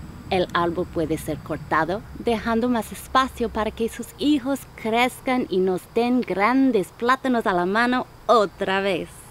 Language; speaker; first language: Spanish; non-native, learner; English